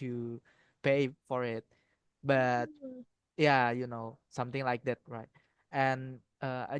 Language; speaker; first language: English; non-native, learner; Indonesian